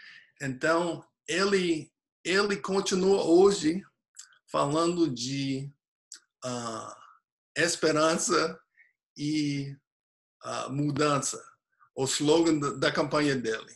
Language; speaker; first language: Portuguese; non-native, fluent; English